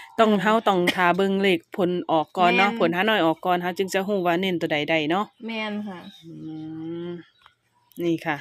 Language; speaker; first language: Thai; native; Thai